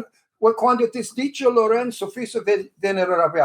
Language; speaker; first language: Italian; early bilingual, heritage; English